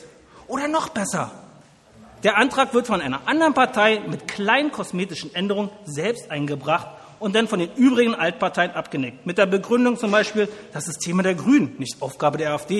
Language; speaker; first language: German; native; German